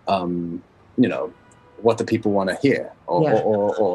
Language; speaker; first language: English; non-native, local second language; Cantonese